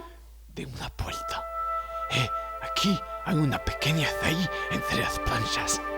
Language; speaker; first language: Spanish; non-native, learner; French